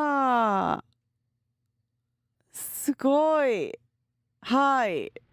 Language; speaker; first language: Japanese; non-native, learner; English